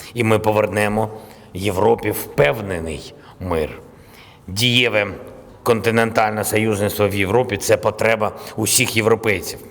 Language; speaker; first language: Ukrainian; non-native, local second language; Russian